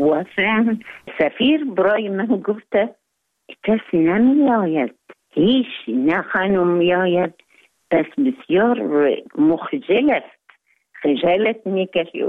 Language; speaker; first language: Persian; non-native, learner; Arabic